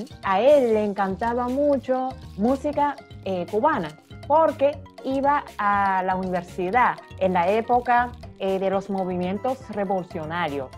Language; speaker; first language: Spanish; non-native, fluent; Japanese